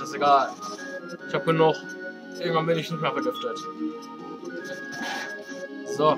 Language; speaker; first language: German; native; German